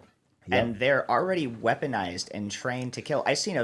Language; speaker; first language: English; native; English